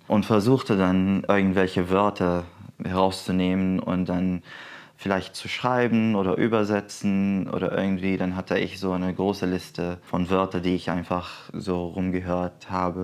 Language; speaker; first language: German; non-native, fluent; Arabic